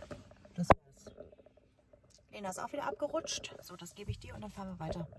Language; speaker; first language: German; native; German